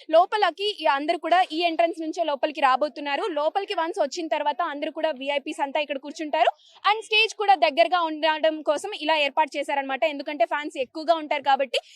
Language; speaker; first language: Telugu; native; Telugu